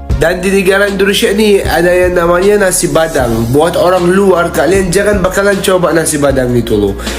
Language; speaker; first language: Indonesian; non-native, fluent; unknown